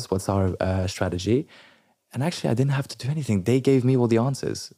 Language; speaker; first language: English; non-native, local second language; French